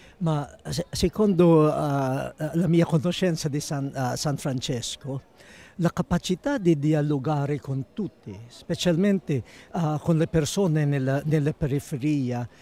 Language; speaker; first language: Italian; non-native, fluent; Filipino